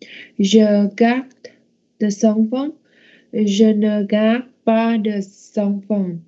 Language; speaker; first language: French; non-native, learner; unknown